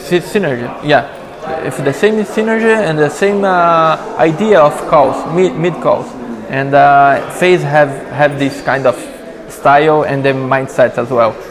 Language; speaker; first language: English; non-native, learner; Portuguese